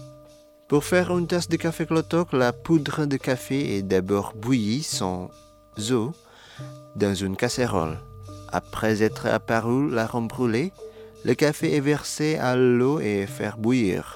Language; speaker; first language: French; non-native, fluent; Indonesian